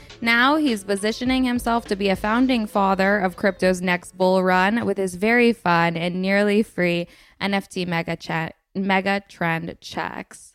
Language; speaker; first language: English; native; English